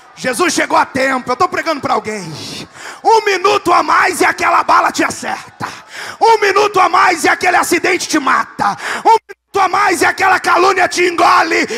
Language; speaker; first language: Portuguese; native; Portuguese